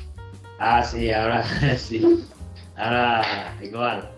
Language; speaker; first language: Spanish; non-native, learner; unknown